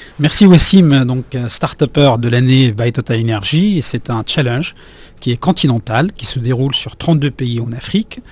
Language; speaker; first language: French; non-native, local second language; Arabic